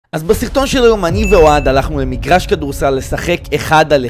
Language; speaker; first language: Hebrew; native; Hebrew